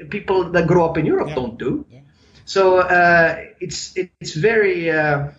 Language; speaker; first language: English; non-native, fluent; German